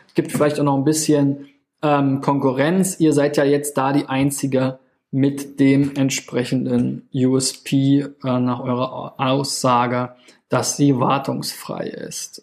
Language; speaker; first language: German; native; German